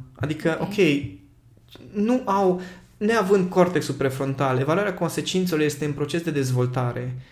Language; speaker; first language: Romanian; non-native, local second language; Hungarian